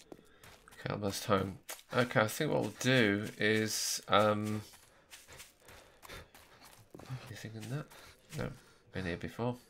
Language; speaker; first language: English; native; English